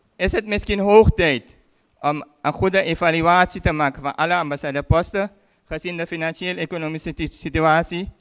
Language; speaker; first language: Dutch; native; Dutch